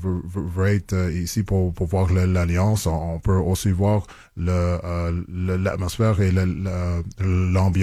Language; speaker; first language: French; non-native, local second language; English